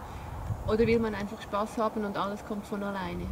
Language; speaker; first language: German; native; German